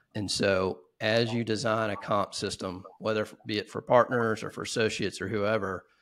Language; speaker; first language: English; native; English